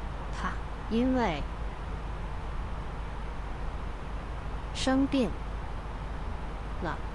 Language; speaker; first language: Chinese; non-native, learner; English